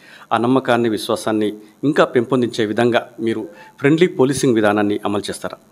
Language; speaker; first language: Telugu; native; Telugu